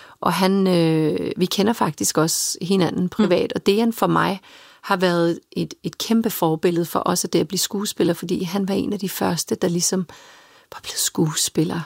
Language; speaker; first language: Danish; early bilingual, other home language; Serbian